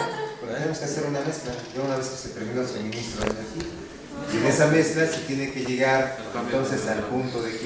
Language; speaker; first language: Spanish; native; Spanish